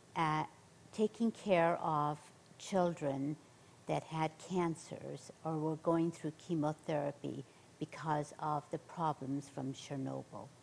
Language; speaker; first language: English; native; English